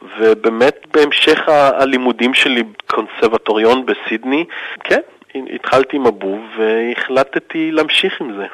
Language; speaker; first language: Hebrew; early bilingual, heritage; Hebrew